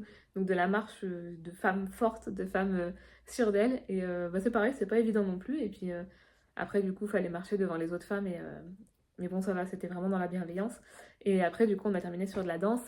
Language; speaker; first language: French; native; French